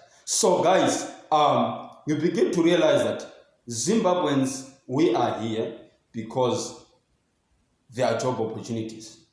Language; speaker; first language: English; non-native, local second language; Zulu